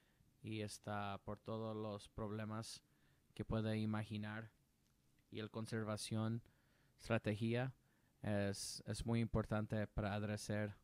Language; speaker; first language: Spanish; non-native, learner; English